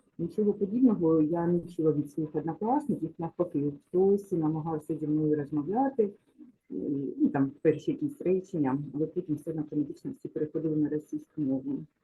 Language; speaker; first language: Ukrainian; non-native, local second language; Russian